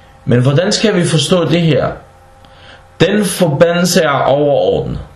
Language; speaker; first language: Danish; non-native, fluent; Arabic